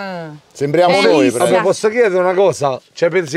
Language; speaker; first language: Italian; native; Italian